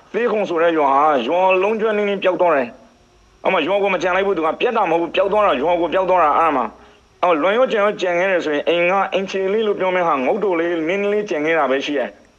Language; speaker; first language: Burmese; native; Burmese